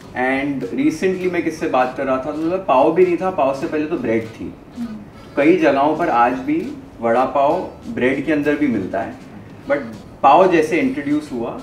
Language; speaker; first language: Hindi; non-native, local second language; Punjabi